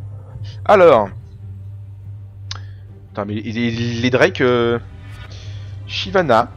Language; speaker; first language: French; native; French